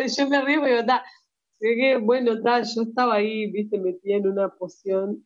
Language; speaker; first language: Spanish; early bilingual, heritage; Spanish